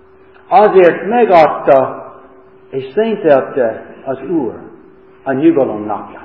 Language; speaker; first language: Hungarian; non-native, fluent; English